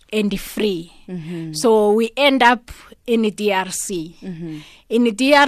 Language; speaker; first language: English; non-native, local second language; Kinyarwanda